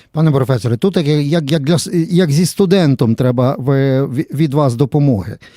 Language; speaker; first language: Ukrainian; native; Ukrainian